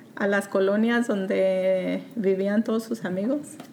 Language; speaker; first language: Spanish; native; Spanish